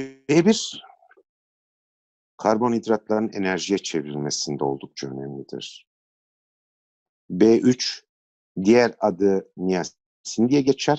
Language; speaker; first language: Turkish; native; Turkish